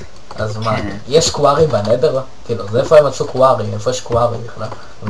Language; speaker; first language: Hebrew; native; Hebrew